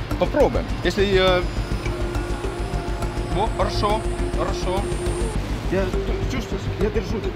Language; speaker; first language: Russian; non-native, local second language; Estonian